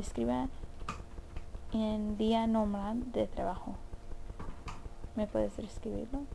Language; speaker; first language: Spanish; early bilingual, heritage; Spanish